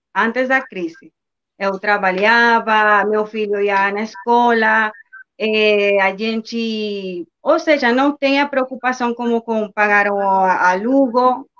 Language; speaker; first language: Portuguese; non-native, learner; Spanish